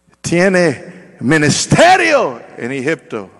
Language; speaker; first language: Spanish; non-native, learner; English